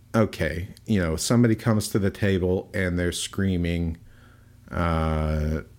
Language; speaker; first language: English; native; English